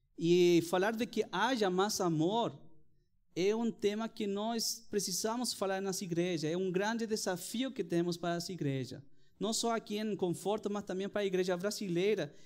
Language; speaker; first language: Portuguese; non-native, fluent; Spanish